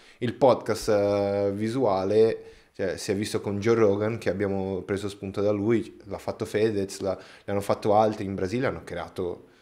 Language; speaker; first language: Italian; non-native, fluent; Portuguese